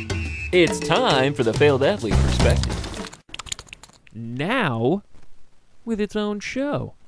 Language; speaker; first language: English; native; English